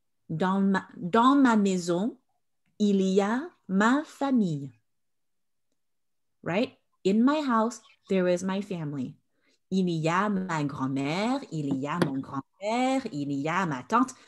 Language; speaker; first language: French; non-native, fluent; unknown